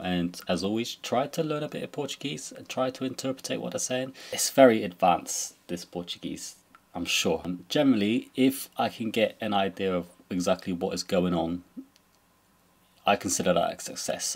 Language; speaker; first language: English; native; English